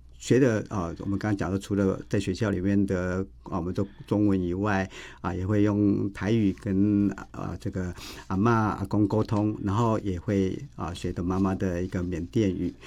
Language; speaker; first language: Chinese; native; Chinese